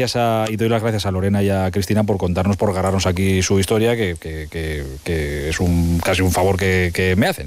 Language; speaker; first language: Spanish; native; Spanish